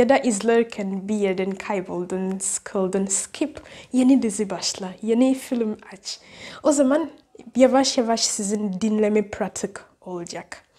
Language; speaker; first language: Turkish; non-native, learner; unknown